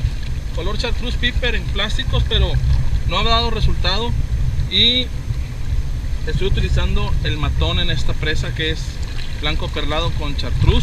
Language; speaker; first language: Spanish; native; Spanish